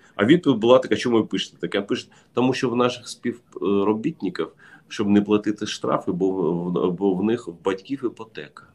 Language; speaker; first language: Ukrainian; non-native, local second language; Russian